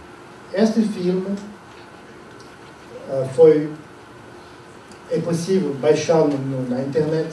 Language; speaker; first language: Portuguese; non-native, fluent; French